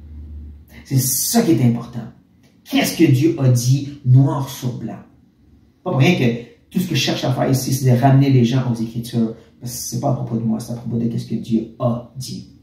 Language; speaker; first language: French; native; French